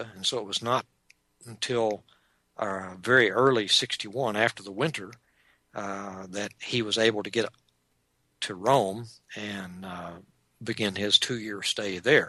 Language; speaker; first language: English; native; English